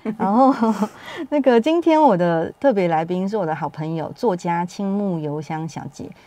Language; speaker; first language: Chinese; native; Chinese